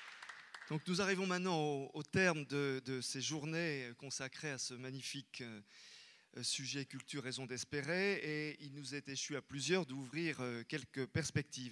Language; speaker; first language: French; native; French